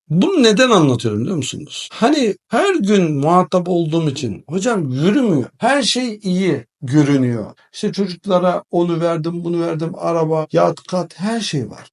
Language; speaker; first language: Turkish; native; Turkish